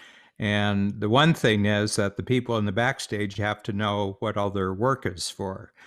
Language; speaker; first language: English; native; English